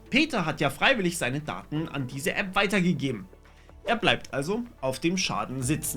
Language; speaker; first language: German; native; German